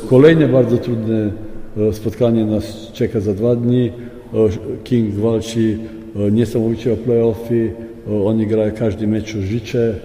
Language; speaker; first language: Polish; non-native, fluent; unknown